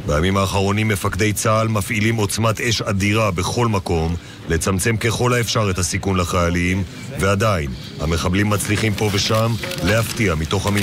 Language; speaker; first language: Hebrew; native; Hebrew